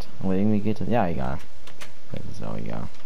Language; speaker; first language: German; native; German